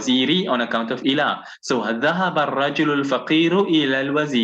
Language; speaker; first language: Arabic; non-native, fluent; English